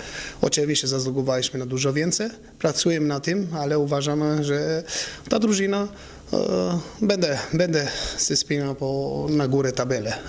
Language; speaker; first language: Polish; non-native, learner; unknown